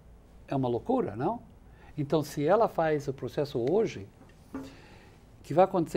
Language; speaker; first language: Portuguese; non-native, fluent; English